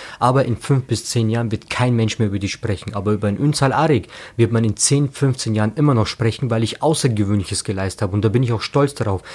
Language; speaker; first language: German; early bilingual, other home language; Turkish